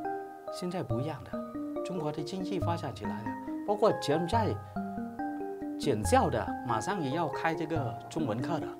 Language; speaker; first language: Chinese; early bilingual, heritage; Chinese